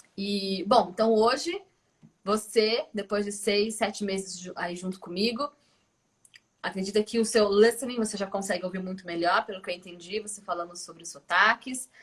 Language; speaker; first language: Portuguese; native; Portuguese